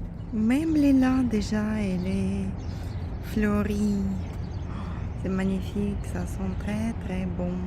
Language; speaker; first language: French; non-native, fluent; Russian